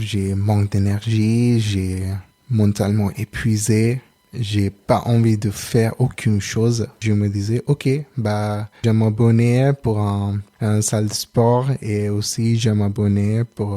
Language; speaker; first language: French; non-native, learner; Telugu